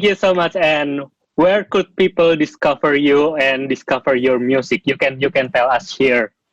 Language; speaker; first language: English; non-native, fluent; Indonesian